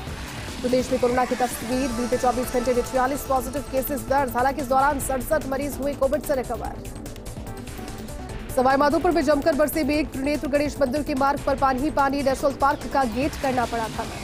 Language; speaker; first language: Hindi; native; Hindi